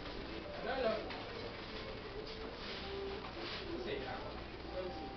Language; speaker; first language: French; native; French